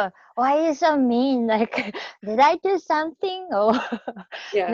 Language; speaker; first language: English; non-native, fluent; Japanese